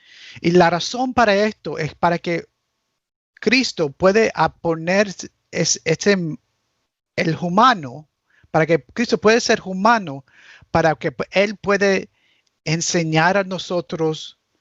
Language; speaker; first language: Spanish; early bilingual, heritage; Spanish